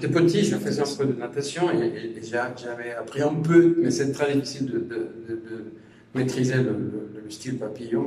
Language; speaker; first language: French; non-native, fluent; Spanish